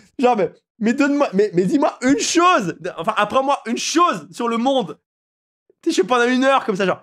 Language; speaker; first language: French; native; French